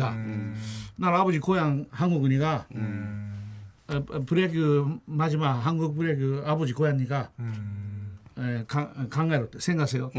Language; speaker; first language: Korean; non-native, learner; Japanese